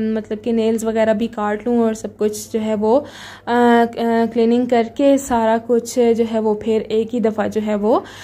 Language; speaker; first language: Urdu; native; Urdu